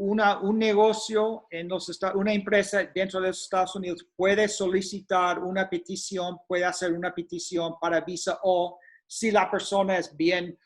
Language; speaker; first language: Spanish; non-native, fluent; English